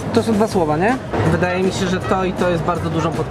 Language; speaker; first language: Polish; native; Polish